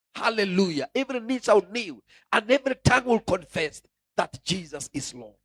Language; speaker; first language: English; non-native, local second language; Kikuyu